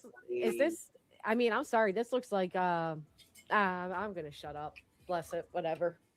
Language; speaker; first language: English; native; English